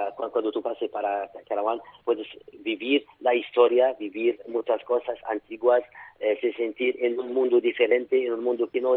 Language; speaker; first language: Spanish; non-native, fluent; Arabic